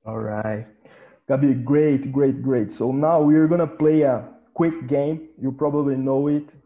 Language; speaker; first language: English; non-native, fluent; Portuguese